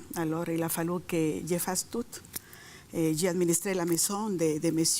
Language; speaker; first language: French; non-native, fluent; Spanish